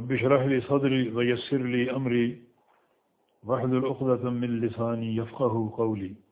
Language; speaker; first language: Urdu; native; Urdu